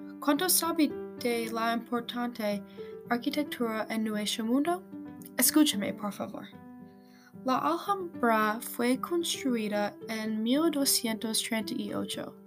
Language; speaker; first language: Spanish; non-native, learner; English